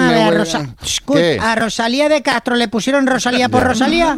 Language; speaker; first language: Spanish; native; Spanish